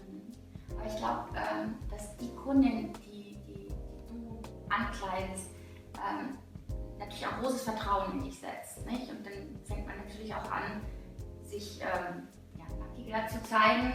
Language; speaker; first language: German; native; German